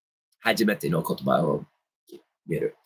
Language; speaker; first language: Japanese; non-native, fluent; English